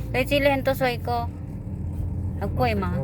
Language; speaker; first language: Chinese; non-native, learner; Filipino